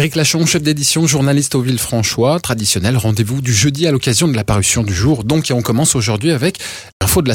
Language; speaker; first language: French; native; French